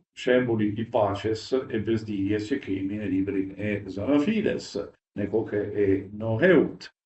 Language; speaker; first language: Albanian; non-native, fluent; Italian